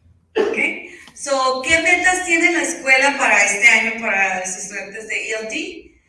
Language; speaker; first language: Spanish; early bilingual, heritage; Spanish